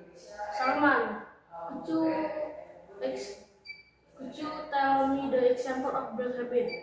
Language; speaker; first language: English; non-native, learner; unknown